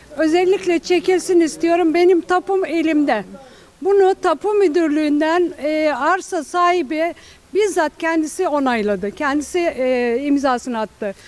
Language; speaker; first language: Turkish; native; Turkish